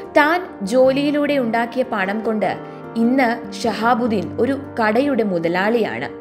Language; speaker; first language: Malayalam; native; Malayalam